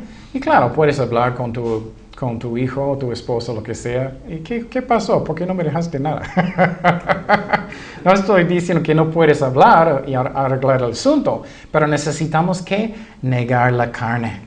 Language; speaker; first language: Spanish; non-native, fluent; English